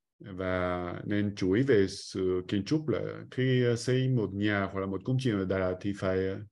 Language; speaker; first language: Vietnamese; non-native, fluent; French